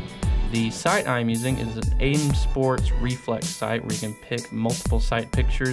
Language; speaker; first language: English; native; English